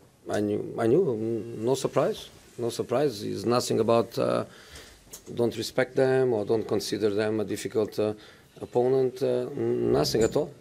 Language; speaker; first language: English; non-native, fluent; Portuguese